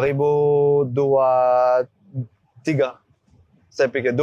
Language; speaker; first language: Indonesian; non-native, learner; Dutch